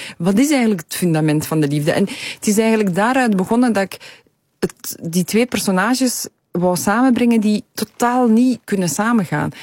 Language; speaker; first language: Dutch; early bilingual, other home language; Polish